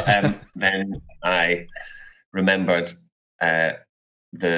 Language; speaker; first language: English; native; English